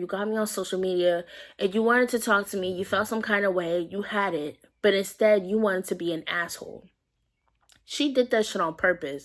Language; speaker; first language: English; native; English